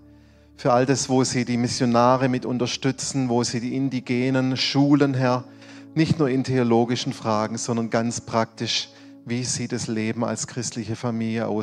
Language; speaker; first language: German; native; German